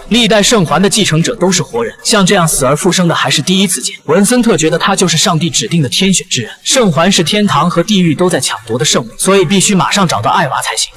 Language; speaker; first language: Chinese; native; Chinese